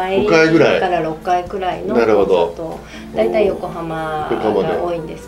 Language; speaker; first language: Japanese; native; Japanese